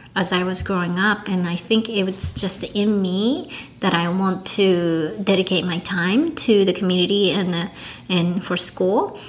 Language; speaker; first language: English; non-native, fluent; Japanese